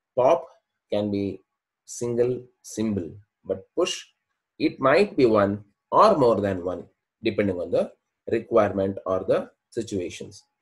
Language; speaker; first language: English; non-native, local second language; Kannada